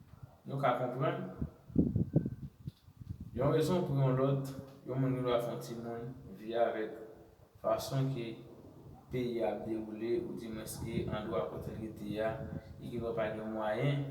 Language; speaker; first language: French; non-native, learner; Haitian Creole